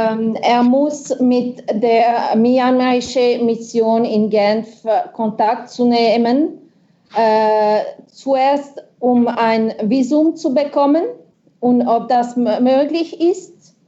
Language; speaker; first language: German; non-native, local second language; French